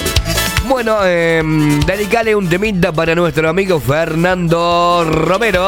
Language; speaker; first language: Spanish; native; Spanish